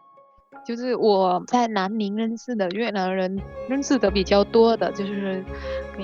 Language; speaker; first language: Chinese; non-native, fluent; Vietnamese